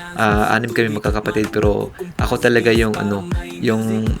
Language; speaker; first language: Filipino; non-native, local second language; Hiligaynon